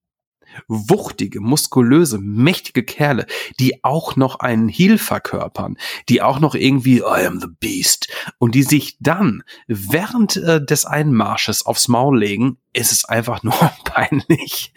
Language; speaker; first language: German; native; German